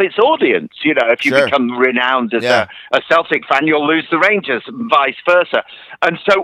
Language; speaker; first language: English; native; English